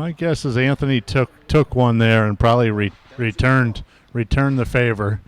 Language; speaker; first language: English; native; English